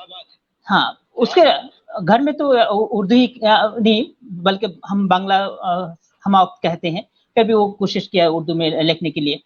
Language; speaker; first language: Hindi; non-native, fluent; Bangla